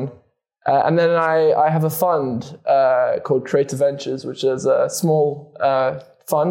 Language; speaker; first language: English; native; English